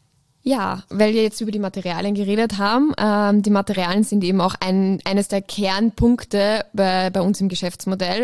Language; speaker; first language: German; native; German